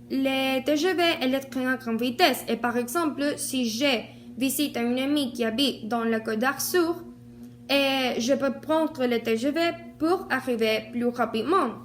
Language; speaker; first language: French; non-native, learner; Spanish